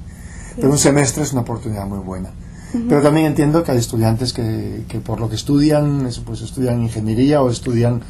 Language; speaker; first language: Spanish; non-native, local second language; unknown